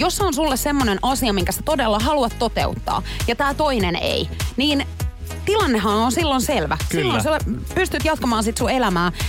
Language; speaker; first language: Finnish; native; Finnish